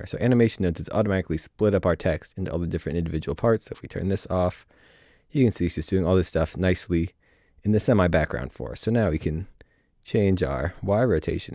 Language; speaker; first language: English; native; English